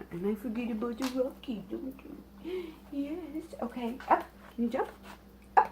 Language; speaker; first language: English; native; English